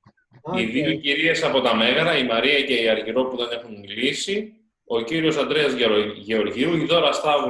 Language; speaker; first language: Greek; native; Greek